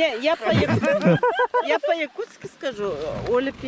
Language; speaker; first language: Russian; non-native, local second language; Yakut